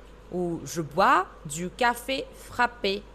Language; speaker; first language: French; non-native, fluent; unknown